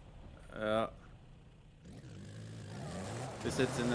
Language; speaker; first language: German; native; German